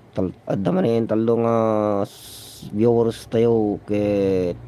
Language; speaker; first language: Filipino; non-native, local second language; Iloko